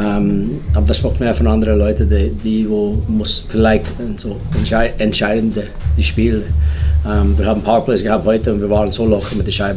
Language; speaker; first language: German; non-native, learner; English